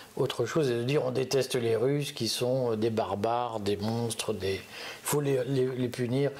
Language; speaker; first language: French; native; French